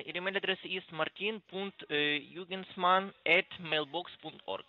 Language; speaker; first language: German; non-native, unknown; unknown